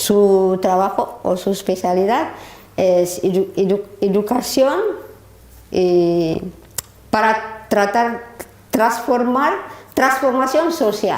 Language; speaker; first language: Spanish; non-native, learner; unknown